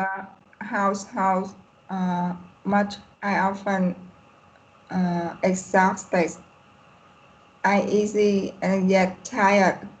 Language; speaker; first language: English; non-native, learner; Vietnamese